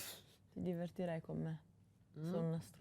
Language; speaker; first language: Italian; early bilingual, other home language; Albanian